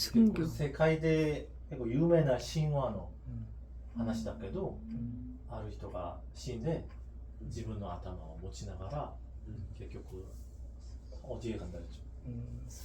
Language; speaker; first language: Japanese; non-native, learner; Korean